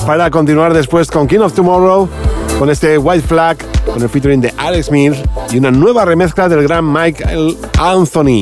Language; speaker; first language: Spanish; native; Spanish